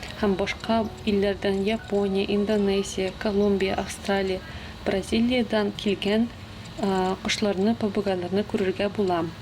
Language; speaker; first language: Tatar; native; Tatar